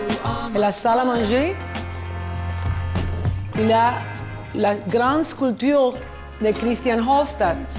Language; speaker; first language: French; non-native, fluent; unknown